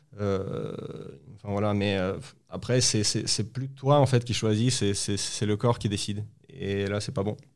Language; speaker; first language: French; non-native, fluent; Uzbek